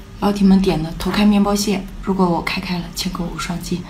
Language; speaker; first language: Chinese; native; Chinese